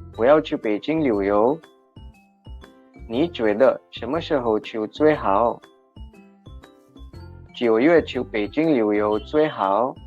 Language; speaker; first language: Chinese; non-native, fluent; Hindi